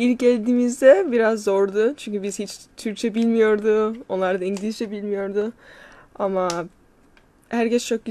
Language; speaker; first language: Turkish; non-native, learner; English